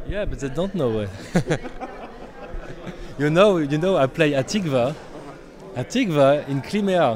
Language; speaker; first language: English; non-native, learner; French